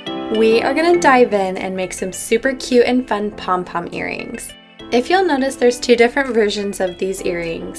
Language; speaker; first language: English; native; English